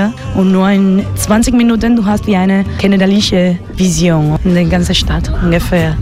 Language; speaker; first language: German; non-native, learner; Spanish